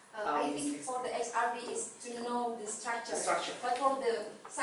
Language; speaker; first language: English; non-native, learner; Indonesian